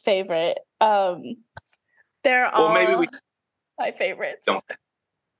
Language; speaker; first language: English; native; English